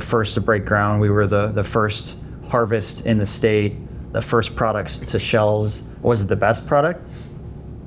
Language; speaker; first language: English; native; English